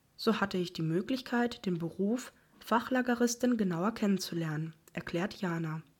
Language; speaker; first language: German; native; German